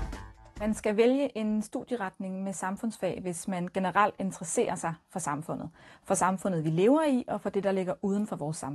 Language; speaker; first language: Danish; native; Danish